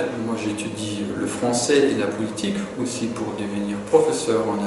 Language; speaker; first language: French; non-native, fluent; German